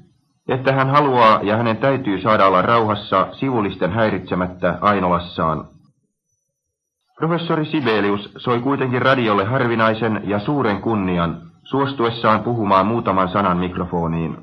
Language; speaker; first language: Finnish; native; Finnish